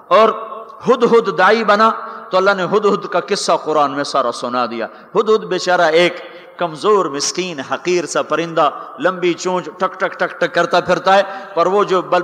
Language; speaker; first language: Urdu; non-native, local second language; Punjabi